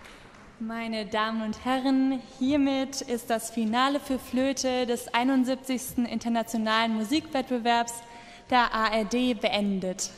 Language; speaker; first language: German; native; German